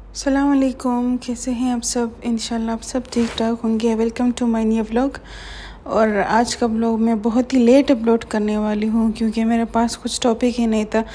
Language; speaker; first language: Urdu; non-native, local second language; Pashto